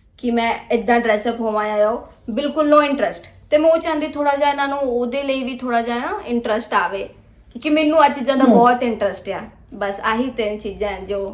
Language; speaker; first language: Punjabi; early bilingual, heritage; Punjabi